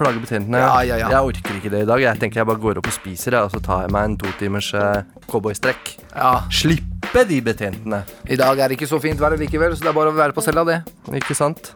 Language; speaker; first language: Norwegian; native; Norwegian